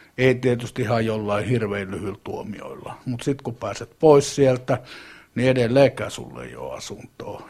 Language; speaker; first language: Finnish; native; Finnish